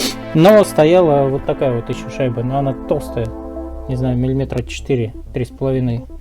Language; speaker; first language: Russian; native; Russian